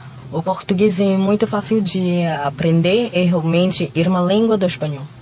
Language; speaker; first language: Portuguese; non-native, learner; Filipino